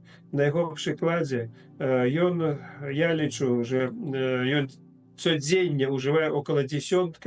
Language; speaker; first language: Polish; non-native, fluent; Russian